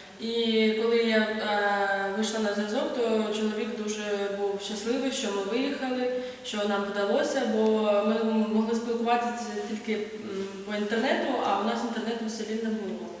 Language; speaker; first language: Ukrainian; native; Ukrainian